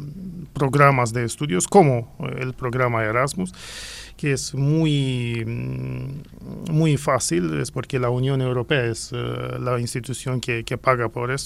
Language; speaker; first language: Spanish; non-native, fluent; Romanian